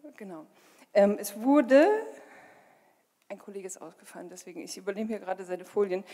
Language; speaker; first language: German; native; German